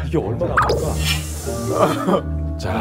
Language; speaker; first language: Korean; native; Korean